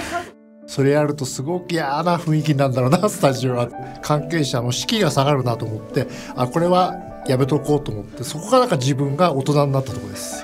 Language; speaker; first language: Japanese; native; Japanese